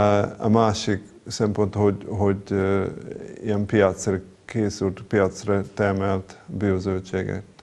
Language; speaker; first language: Hungarian; non-native, fluent; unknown